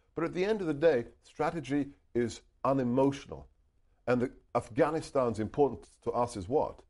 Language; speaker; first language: English; non-native, local second language; Hungarian